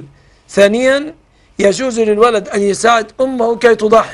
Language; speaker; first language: Arabic; native; Arabic